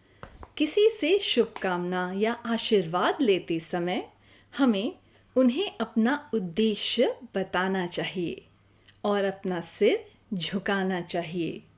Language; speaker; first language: Hindi; native; Hindi